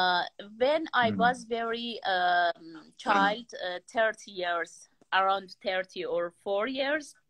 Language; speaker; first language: English; non-native, learner; Persian